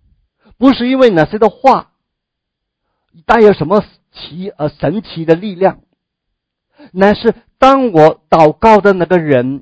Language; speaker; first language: Chinese; native; Chinese